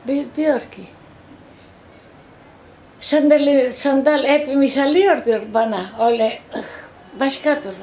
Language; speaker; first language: Turkish; non-native, local second language; Greek